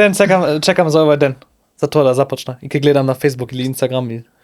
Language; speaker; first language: Macedonian; non-native, learner; German